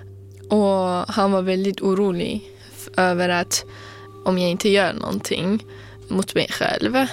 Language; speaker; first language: Swedish; non-native, fluent; Kurdish